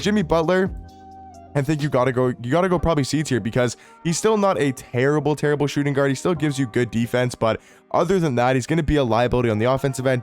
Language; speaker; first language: English; native; English